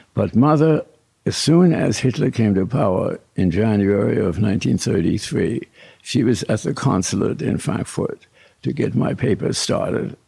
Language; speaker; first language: English; early bilingual, other home language; German